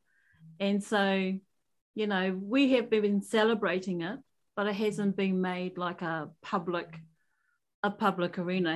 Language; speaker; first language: English; native; English